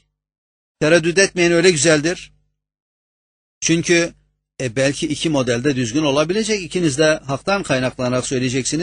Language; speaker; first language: Turkish; native; Turkish